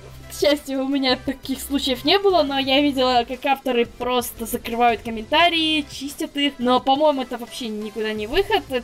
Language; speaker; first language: Russian; native; Russian